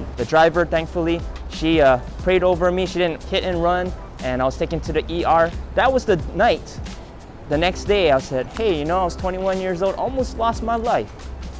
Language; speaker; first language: English; native; English